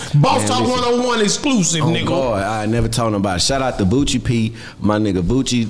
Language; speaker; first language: English; native; English